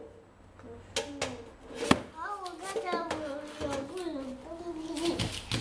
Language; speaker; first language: Chinese; early bilingual, heritage; Chinese